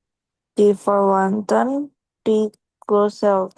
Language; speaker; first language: German; non-native, learner; Indonesian